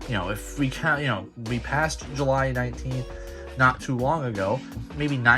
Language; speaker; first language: English; native; English